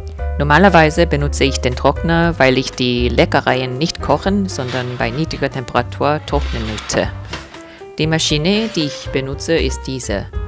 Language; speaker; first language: German; non-native, fluent; Korean